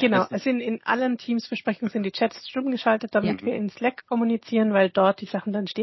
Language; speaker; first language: German; native; German